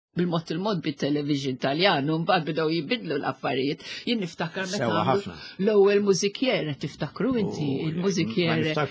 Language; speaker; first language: Maltese; non-native, local second language; English